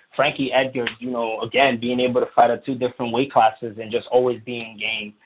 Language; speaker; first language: English; non-native, fluent; Spanish